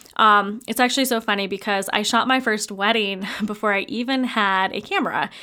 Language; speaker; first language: English; native; English